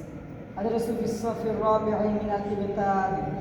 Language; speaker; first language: Arabic; non-native, learner; Bangla